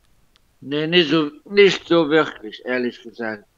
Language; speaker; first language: German; non-native, local second language; Luxembourgish